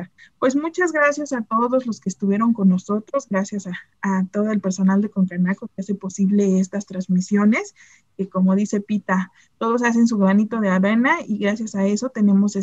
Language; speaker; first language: Spanish; native; Spanish